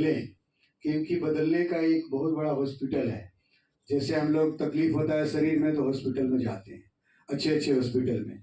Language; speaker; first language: Hindi; native; Hindi